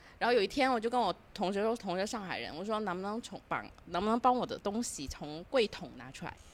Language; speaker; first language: Chinese; non-native, local second language; Cantonese